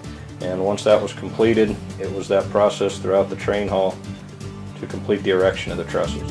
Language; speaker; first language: English; native; English